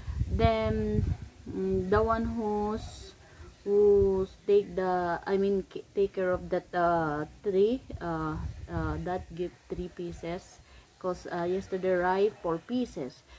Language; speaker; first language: English; non-native, local second language; Chavacano